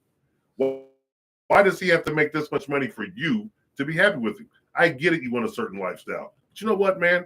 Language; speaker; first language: English; native; English